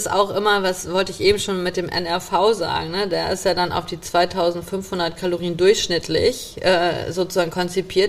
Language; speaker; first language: German; native; German